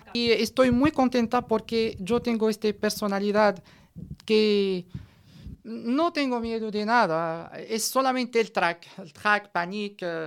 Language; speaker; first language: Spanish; non-native, learner; Arabic